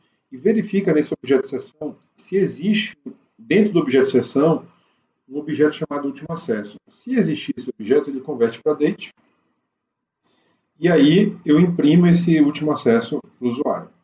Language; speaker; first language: Portuguese; native; Portuguese